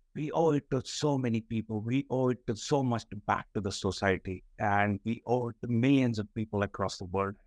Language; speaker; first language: English; non-native, local second language; Kashmiri